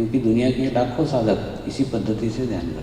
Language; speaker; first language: Hindi; native; Hindi